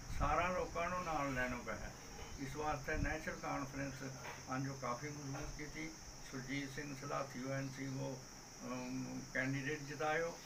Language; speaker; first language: Punjabi; non-native, local second language; Gujari